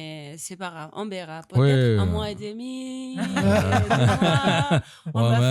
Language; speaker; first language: French; non-native, learner; Spanish